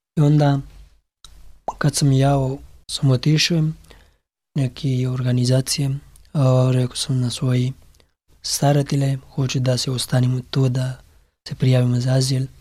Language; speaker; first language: Serbian; non-native, learner; Pashto